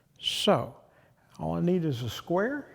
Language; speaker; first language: English; native; English